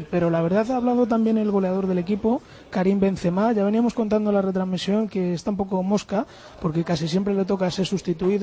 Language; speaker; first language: Spanish; native; Spanish